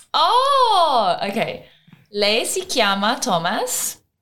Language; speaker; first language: Italian; non-native, learner; English